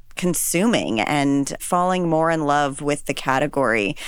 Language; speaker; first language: English; native; English